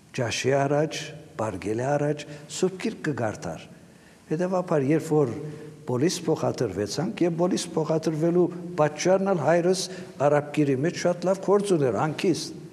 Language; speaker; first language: Armenian; early bilingual, heritage; Armenian